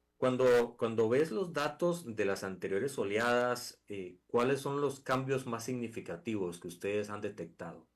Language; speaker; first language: Spanish; native; Spanish